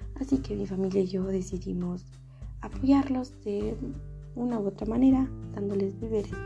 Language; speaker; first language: Spanish; non-native, local second language; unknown